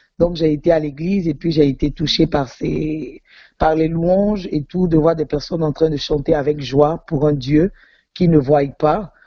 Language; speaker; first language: French; non-native, local second language; Yoruba